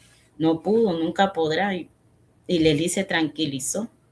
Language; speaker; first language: Spanish; native; Spanish